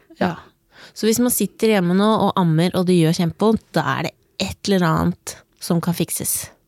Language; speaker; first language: Norwegian; native; Norwegian